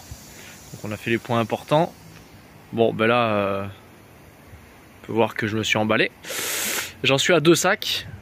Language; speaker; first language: French; native; French